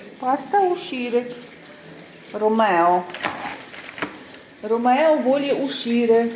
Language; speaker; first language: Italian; non-native, learner; Ukrainian